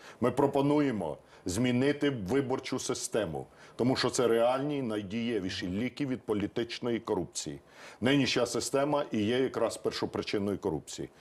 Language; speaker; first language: Ukrainian; native; Ukrainian